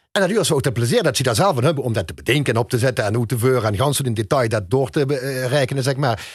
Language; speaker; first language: Dutch; native; Dutch